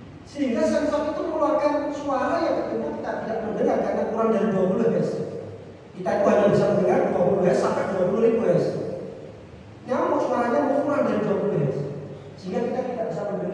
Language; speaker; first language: Indonesian; non-native, local second language; Javanese